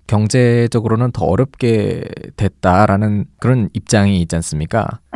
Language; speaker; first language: Korean; native; Korean